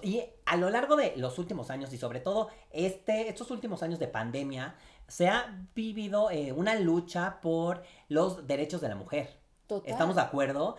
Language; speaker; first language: Spanish; native; Spanish